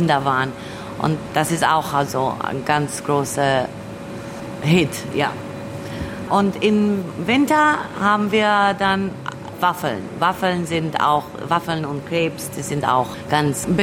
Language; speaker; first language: German; early bilingual, other home language; Albanian